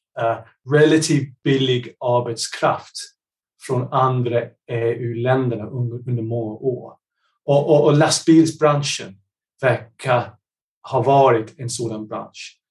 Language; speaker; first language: Swedish; non-native, fluent; English